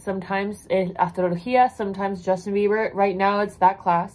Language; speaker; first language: English; non-native, fluent; Spanish